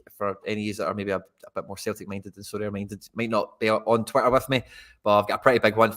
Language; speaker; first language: English; native; English